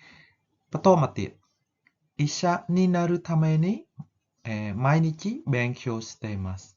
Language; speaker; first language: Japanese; non-native, fluent; Khmer